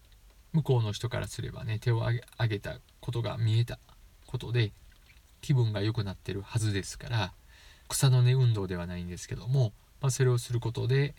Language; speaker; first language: Japanese; native; Japanese